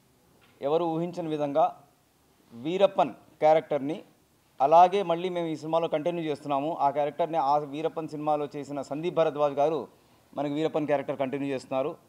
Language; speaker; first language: Telugu; native; Telugu